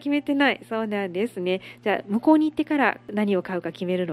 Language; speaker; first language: Japanese; native; Japanese